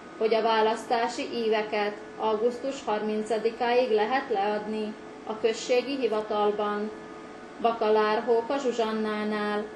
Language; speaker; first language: Slovak; non-native, local second language; Hungarian